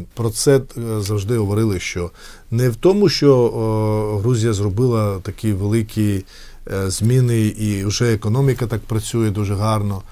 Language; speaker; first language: Ukrainian; non-native, fluent; Georgian